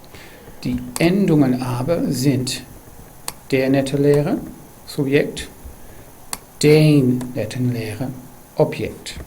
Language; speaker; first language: German; non-native, fluent; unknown